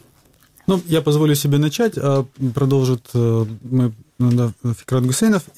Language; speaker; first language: Russian; native; Russian